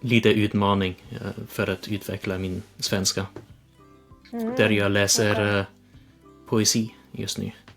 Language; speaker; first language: Swedish; early bilingual, heritage; Swedish